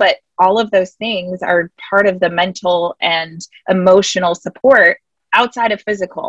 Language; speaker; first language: English; native; English